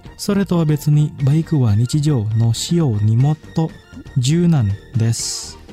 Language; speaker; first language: Japanese; non-native, fluent; Indonesian